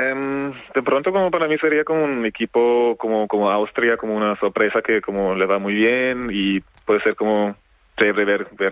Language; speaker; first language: Spanish; non-native, fluent; German